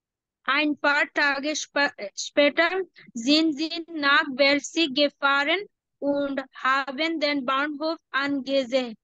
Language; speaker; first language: German; non-native, learner; Bangla